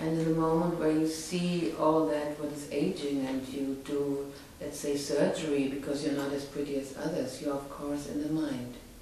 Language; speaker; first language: English; non-native, fluent; German